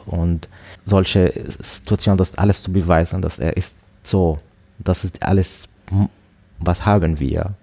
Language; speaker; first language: German; non-native, learner; Arabic